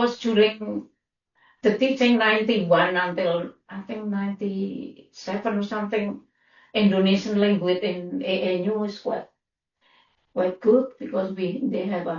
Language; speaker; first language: English; non-native, learner; Indonesian